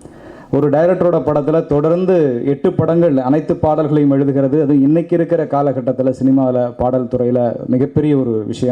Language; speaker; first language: Tamil; native; Tamil